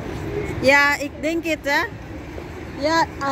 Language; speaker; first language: Dutch; early bilingual, other home language; Filipino